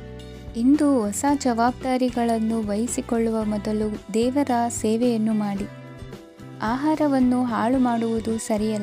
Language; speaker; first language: Kannada; native; Kannada